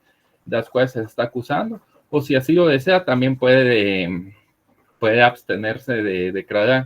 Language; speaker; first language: Spanish; native; Spanish